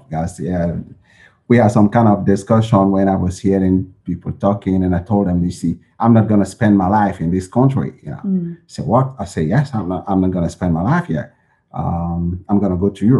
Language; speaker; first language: English; non-native, local second language; French